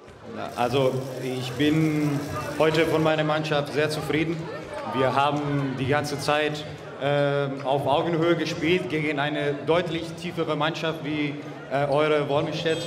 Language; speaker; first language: German; non-native, fluent; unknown